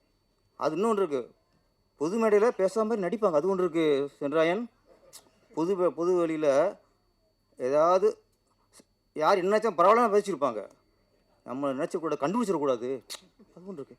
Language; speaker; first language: Tamil; native; Tamil